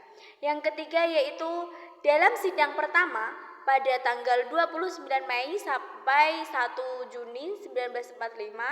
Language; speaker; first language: Indonesian; native; Indonesian